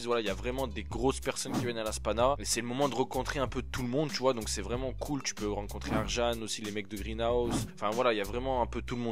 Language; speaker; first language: French; native; French